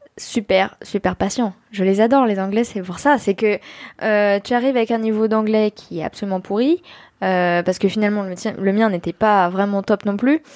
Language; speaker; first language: French; native; French